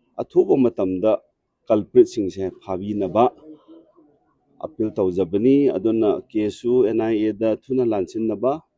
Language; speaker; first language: Manipuri; non-native, local second language; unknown